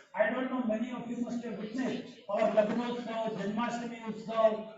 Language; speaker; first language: English; non-native, local second language; Gujarati